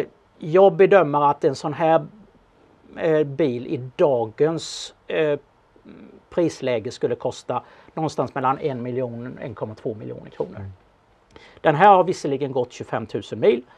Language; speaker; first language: Swedish; native; Swedish